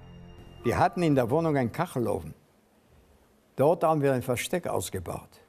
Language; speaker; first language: German; non-native, fluent; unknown